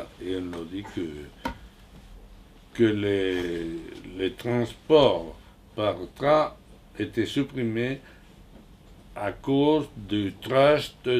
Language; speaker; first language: French; non-native, fluent; Spanish